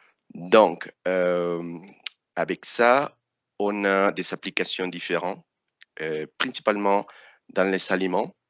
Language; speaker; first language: French; non-native, fluent; Spanish